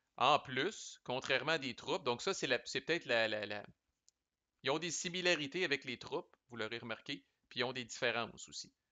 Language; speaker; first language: French; native; French